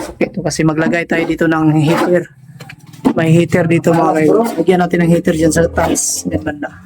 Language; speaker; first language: Filipino; non-native, local second language; Cebuano